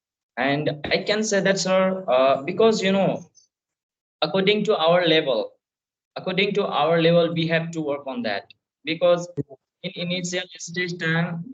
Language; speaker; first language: English; non-native, fluent; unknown